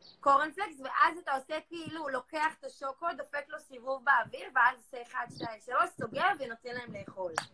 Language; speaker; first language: Hebrew; native; Hebrew